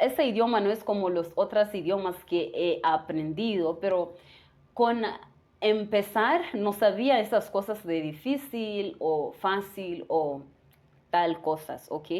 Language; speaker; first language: Spanish; non-native, fluent; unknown